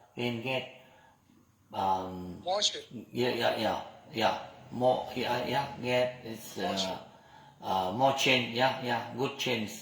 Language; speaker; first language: English; non-native, learner; Vietnamese